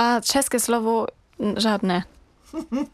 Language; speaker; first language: Czech; non-native, learner; German